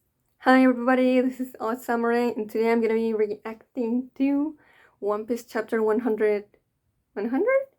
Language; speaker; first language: English; native; English